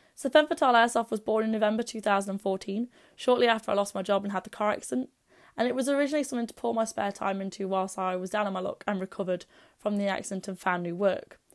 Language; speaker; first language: English; native; English